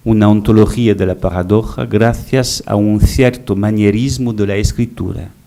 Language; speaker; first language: Spanish; non-native, fluent; French